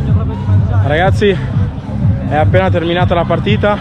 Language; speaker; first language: Italian; early bilingual, other home language; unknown